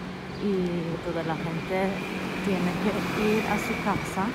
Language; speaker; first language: Spanish; non-native, fluent; Turkish